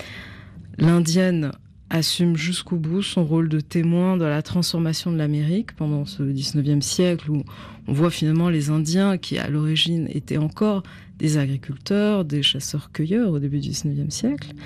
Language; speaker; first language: French; native; French